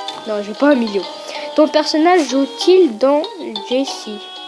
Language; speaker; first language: French; early bilingual, other home language; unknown